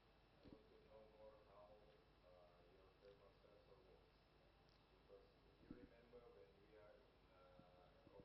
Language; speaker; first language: English; non-native, fluent; Indonesian